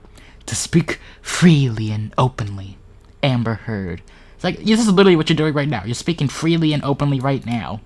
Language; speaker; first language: English; native; English